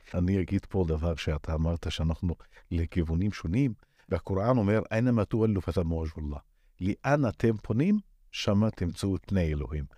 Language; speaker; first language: Hebrew; non-native, local second language; Arabic